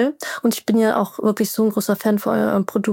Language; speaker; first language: German; native; German